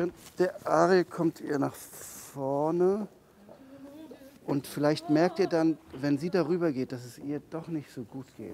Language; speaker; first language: German; native; German